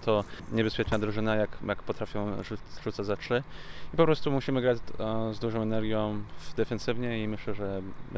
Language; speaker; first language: Polish; early bilingual, heritage; English